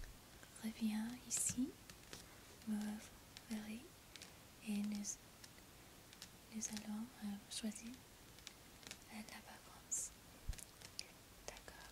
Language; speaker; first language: French; non-native, learner; English